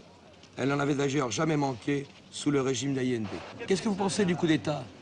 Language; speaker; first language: French; native; French